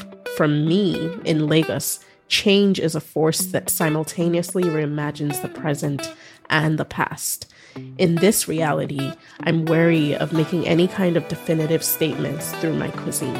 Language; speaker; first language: English; non-native, local second language; Yoruba